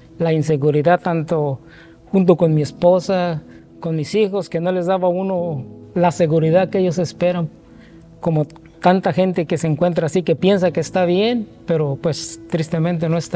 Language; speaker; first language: Spanish; native; Spanish